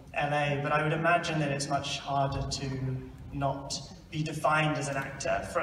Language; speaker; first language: English; native; English